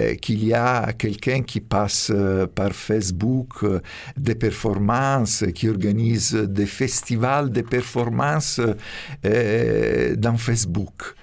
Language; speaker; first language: French; non-native, fluent; Italian